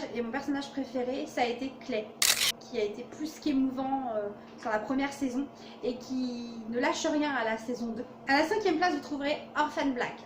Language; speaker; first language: French; native; French